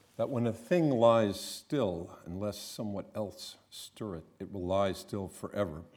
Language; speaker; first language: English; native; English